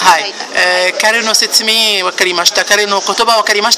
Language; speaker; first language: Japanese; non-native, learner; Arabic